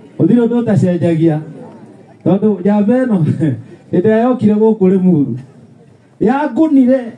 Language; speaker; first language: Kikuyu; native; Kikuyu